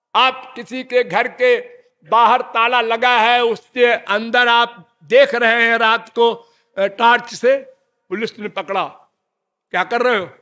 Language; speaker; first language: Hindi; native; Hindi